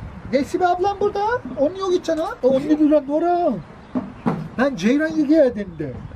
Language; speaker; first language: Korean; non-native, fluent; Turkish